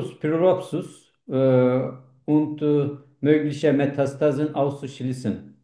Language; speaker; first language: German; non-native, learner; Turkish